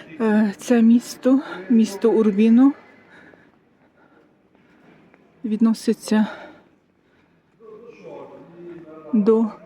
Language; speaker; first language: Ukrainian; native; Ukrainian